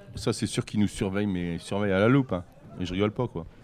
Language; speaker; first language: French; native; French